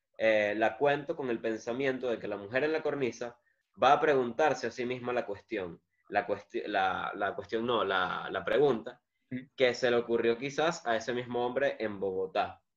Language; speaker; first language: Spanish; native; Spanish